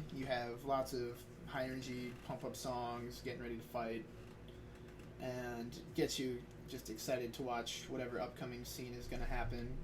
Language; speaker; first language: English; native; English